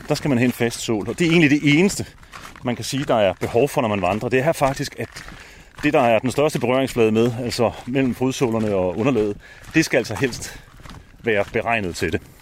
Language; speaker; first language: Danish; native; Danish